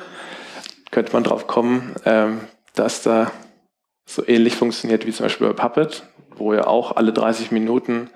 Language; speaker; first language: German; native; German